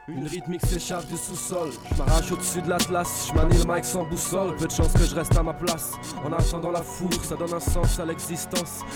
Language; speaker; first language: French; native; French